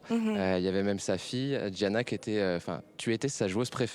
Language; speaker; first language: French; native; French